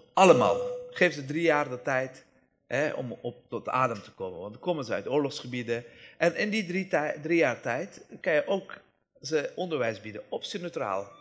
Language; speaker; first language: Dutch; non-native, fluent; Persian